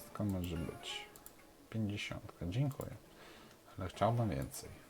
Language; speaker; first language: Polish; non-native, fluent; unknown